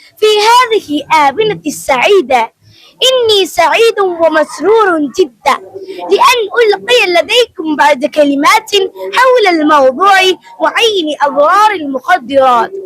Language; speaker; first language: Arabic; non-native, learner; Malayalam